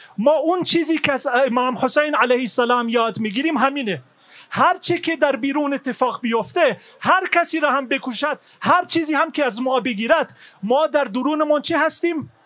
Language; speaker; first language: Persian; non-native, fluent; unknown